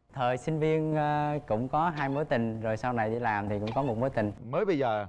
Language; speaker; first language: Vietnamese; native; Vietnamese